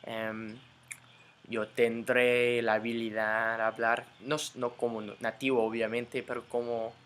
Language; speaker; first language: Spanish; non-native, fluent; English